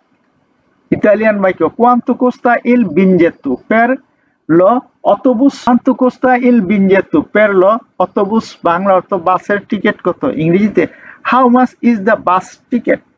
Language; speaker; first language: Italian; non-native, learner; Bangla